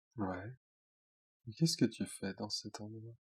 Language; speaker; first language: French; native; French